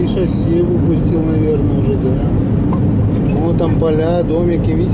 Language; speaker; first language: Russian; native; Russian